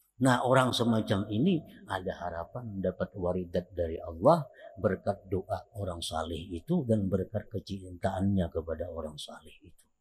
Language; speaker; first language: Indonesian; non-native, local second language; Banjar